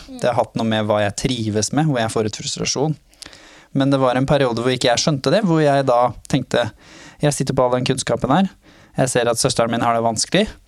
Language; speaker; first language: Norwegian; early bilingual, other home language; Somali